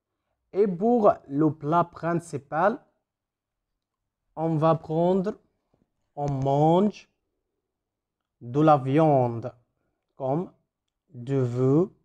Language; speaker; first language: French; non-native, fluent; Arabic